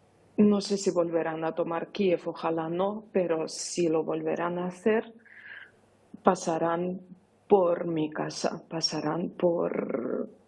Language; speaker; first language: Spanish; non-native, fluent; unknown